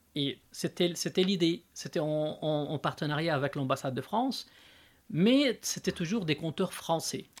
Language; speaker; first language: French; non-native, local second language; Arabic